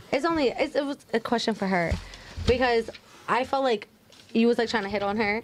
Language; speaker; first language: English; native; English